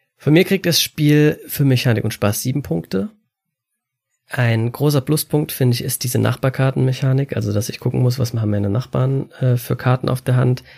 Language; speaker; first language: German; native; German